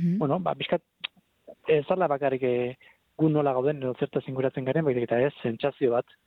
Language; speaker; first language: Basque; non-native, local second language; Spanish